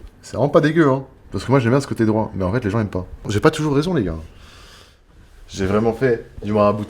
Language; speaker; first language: French; native; French